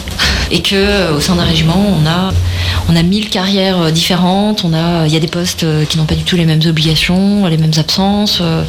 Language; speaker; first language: French; native; French